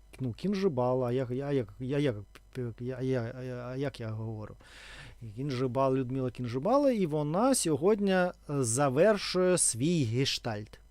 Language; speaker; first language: Ukrainian; non-native, local second language; Russian